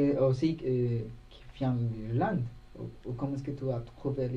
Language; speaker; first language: French; non-native, learner; Spanish